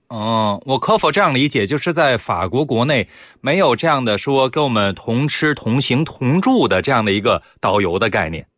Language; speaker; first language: Chinese; native; Chinese